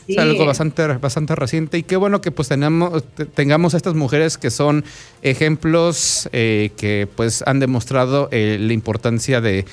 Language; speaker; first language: Spanish; native; Spanish